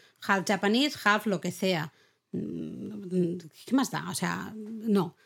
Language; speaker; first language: Spanish; native; Spanish